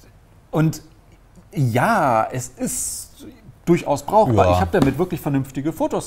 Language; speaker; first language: German; native; German